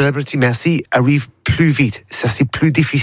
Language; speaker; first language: French; non-native, learner; English